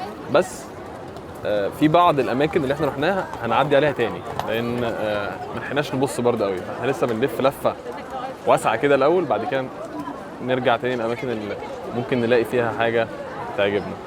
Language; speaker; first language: Arabic; native; Arabic